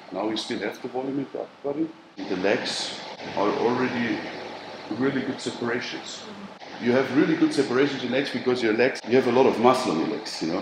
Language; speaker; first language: English; non-native, learner; German